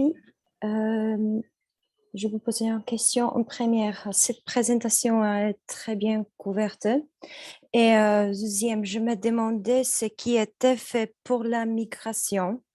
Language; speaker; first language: French; non-native, learner; Polish